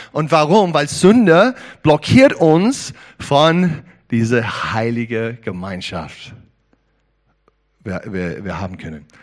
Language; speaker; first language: German; non-native, learner; English